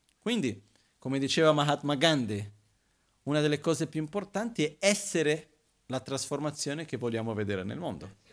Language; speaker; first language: Italian; non-native, fluent; Portuguese